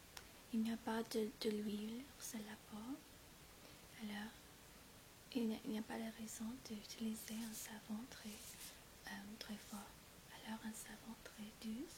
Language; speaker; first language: French; non-native, fluent; English